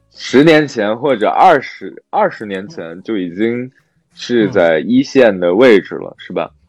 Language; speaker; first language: Chinese; non-native, local second language; Korean